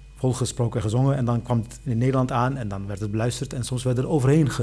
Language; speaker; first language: Dutch; early bilingual, other home language; Arabic